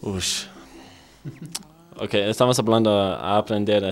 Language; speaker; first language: Spanish; non-native, fluent; English